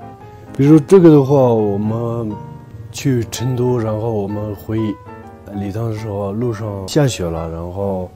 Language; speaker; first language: Chinese; non-native, local second language; Tibetan